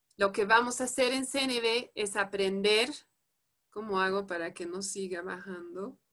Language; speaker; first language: Spanish; non-native, fluent; French